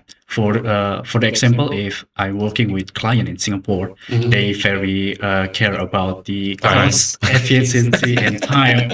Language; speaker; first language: English; non-native, learner; Indonesian